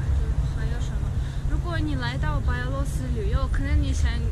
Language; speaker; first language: Chinese; non-native, fluent; Russian